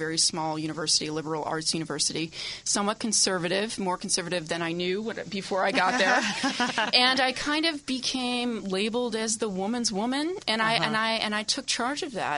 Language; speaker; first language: English; native; English